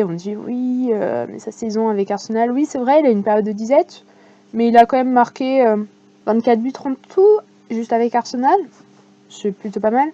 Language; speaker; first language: French; native; French